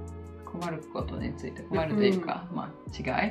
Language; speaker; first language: Japanese; non-native, fluent; Italian